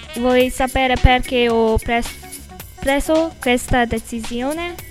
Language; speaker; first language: Italian; non-native, learner; Hungarian